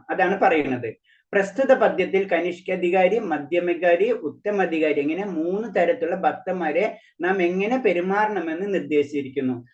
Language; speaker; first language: Malayalam; native; Malayalam